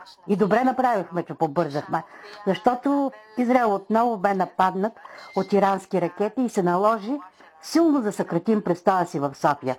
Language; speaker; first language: Bulgarian; native; Bulgarian